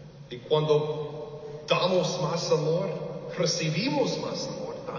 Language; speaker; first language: Spanish; non-native, learner; English